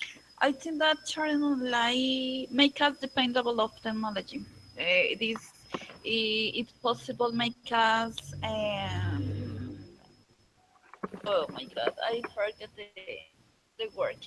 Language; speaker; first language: English; non-native, learner; Spanish